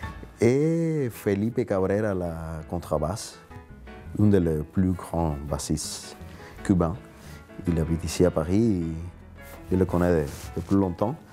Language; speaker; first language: French; non-native, learner; Spanish